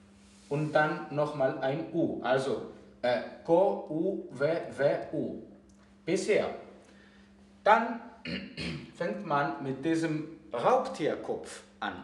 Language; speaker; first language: German; non-native, fluent; Greek